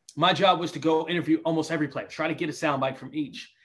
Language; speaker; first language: English; native; English